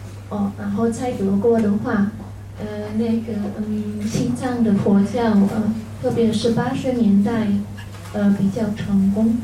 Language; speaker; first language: Chinese; non-native, fluent; German